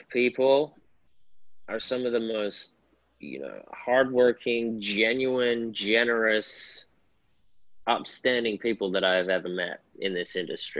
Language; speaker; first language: English; native; English